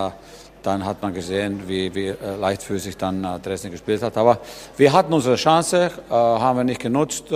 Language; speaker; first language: German; non-native, fluent; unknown